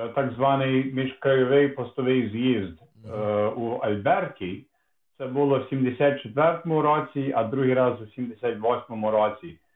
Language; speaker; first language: Ukrainian; early bilingual, heritage; Ukrainian